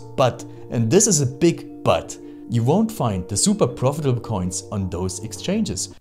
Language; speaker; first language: English; non-native, fluent; German